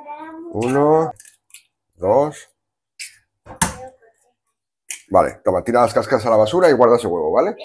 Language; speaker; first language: Spanish; native; Spanish